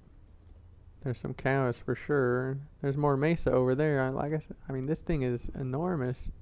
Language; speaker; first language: English; native; English